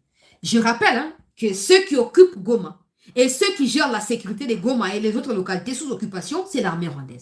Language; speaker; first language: French; non-native, local second language; Lingala